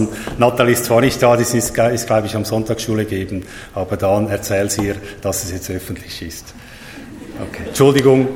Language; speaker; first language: German; native; German